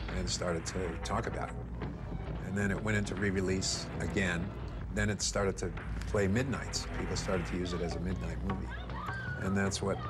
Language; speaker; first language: English; native; English